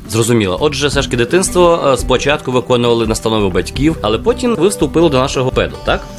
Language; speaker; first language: Ukrainian; native; Ukrainian